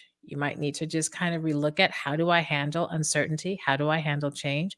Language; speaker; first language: English; native; English